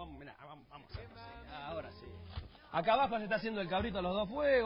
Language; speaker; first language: Spanish; native; Spanish